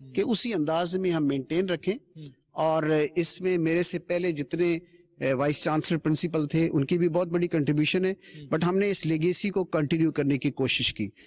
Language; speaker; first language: Urdu; non-native, local second language; Punjabi